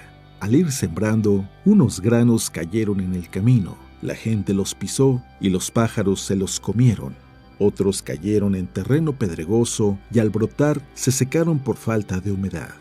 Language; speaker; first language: Spanish; native; Spanish